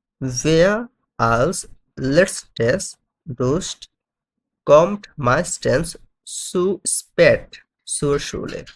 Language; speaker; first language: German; non-native, fluent; Bangla